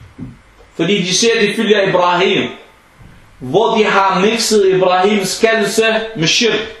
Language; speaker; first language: Danish; non-native, fluent; Arabic